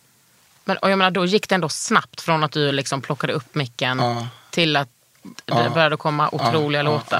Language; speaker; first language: Swedish; native; Swedish